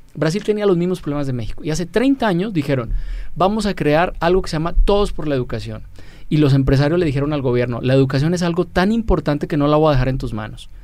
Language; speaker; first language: Spanish; native; Spanish